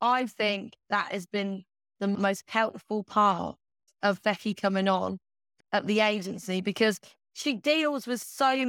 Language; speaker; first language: English; native; English